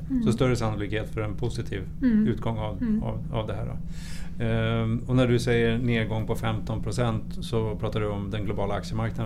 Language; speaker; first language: Swedish; native; Swedish